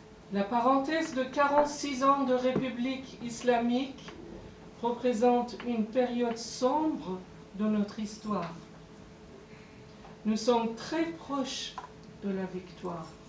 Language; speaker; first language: French; non-native, fluent; Persian